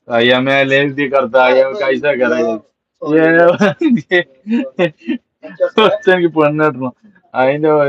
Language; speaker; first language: Hindi; non-native, local second language; Malayalam